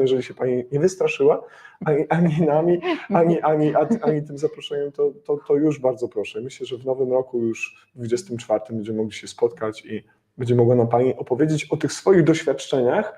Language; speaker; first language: Polish; native; Polish